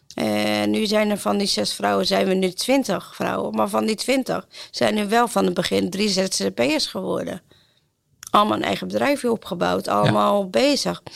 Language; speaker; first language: Dutch; non-native, fluent; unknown